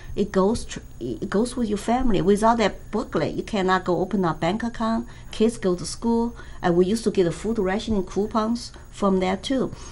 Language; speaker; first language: English; non-native, fluent; Chinese